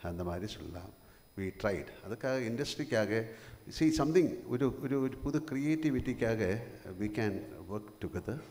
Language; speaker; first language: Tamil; non-native, learner; Malayalam